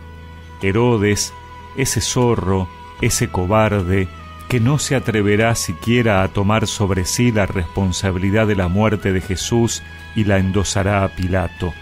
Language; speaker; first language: Spanish; native; Spanish